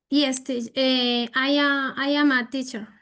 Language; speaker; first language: English; non-native, learner; Spanish